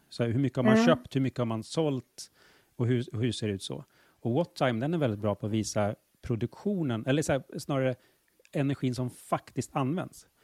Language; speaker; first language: Swedish; native; Swedish